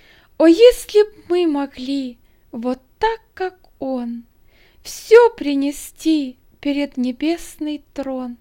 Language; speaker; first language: Russian; native; Russian